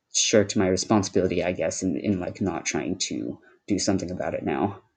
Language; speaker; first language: English; early bilingual, other home language; Wu Chinese